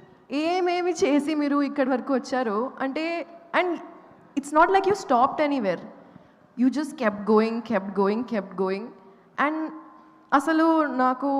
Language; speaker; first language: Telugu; non-native, local second language; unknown